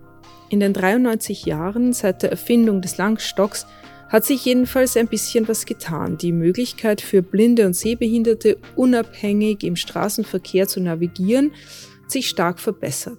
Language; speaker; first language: German; native; German